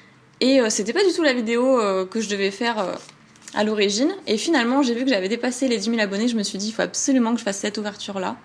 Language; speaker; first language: French; native; French